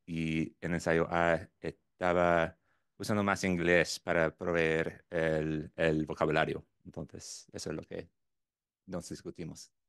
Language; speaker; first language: Spanish; non-native, fluent; English